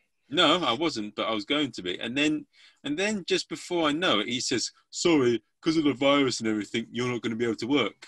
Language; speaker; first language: English; native; English